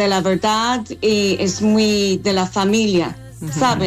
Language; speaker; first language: Spanish; non-native, learner; English